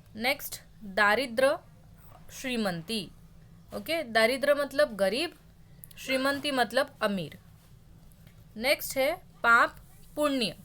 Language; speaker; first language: Hindi; non-native, local second language; Marathi